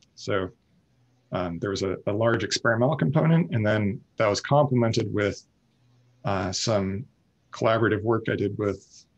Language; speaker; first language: English; native; English